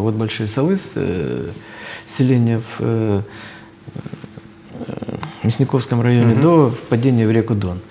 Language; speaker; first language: Russian; native; Russian